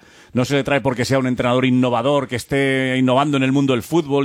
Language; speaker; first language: Spanish; native; Spanish